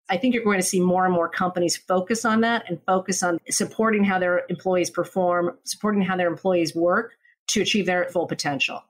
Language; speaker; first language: English; native; English